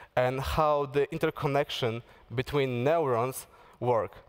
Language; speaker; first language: English; non-native, fluent; Polish